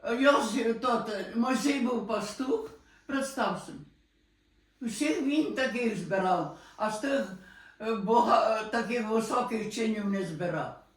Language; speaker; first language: Ukrainian; native; Ukrainian